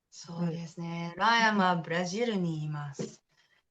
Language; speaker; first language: Japanese; non-native, fluent; English